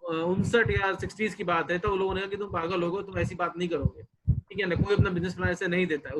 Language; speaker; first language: Hindi; native; Hindi